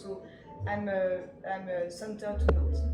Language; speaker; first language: English; non-native, learner; French